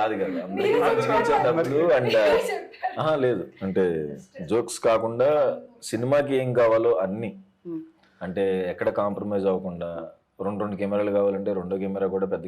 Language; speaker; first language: Telugu; native; Telugu